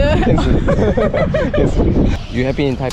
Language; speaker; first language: English; non-native, learner; Korean